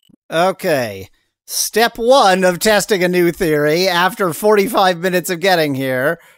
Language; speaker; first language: English; native; English